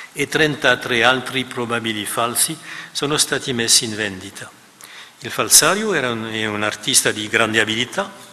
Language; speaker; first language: Italian; non-native, fluent; French